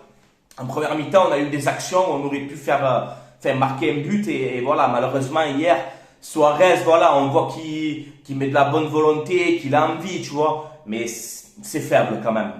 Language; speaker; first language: French; native; French